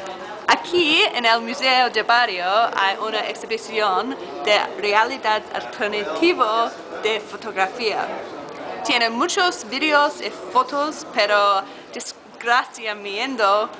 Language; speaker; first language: Spanish; non-native, learner; English